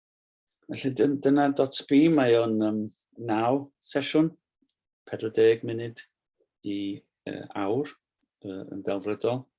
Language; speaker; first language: Welsh; native; Welsh